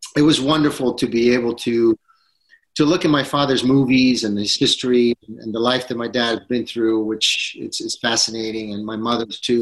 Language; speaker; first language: English; non-native, fluent; Italian